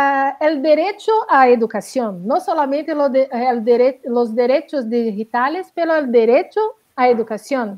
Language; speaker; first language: Spanish; non-native, learner; Portuguese